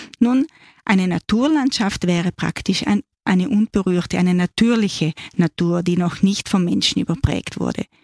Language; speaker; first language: German; native; German